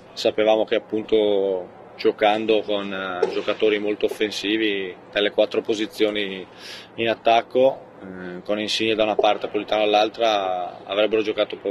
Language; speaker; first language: Italian; native; Italian